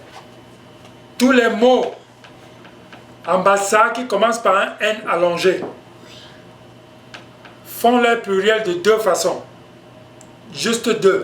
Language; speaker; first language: French; non-native, local second language; Basaa